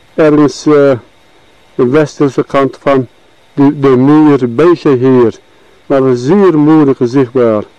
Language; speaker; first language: Dutch; non-native, learner; Turkish